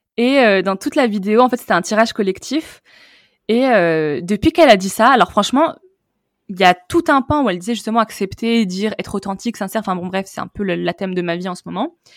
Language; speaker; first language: French; native; French